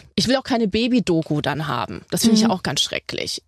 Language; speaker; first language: German; native; German